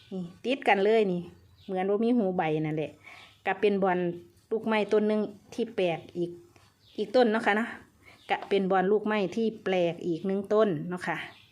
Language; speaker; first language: Thai; native; Thai